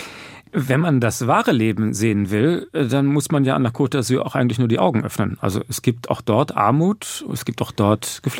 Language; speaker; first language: German; native; German